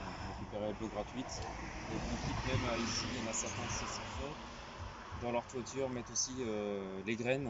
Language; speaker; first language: French; native; French